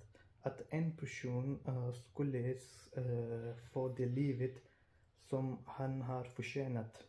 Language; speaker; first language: Norwegian; non-native, fluent; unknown